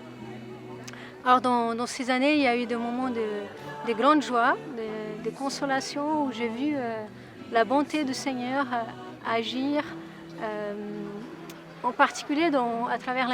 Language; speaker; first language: French; non-native, fluent; Portuguese